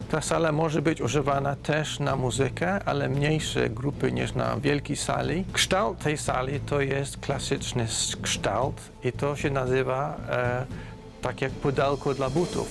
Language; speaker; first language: Polish; non-native, fluent; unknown